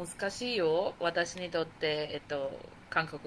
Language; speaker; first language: Japanese; non-native, learner; Spanish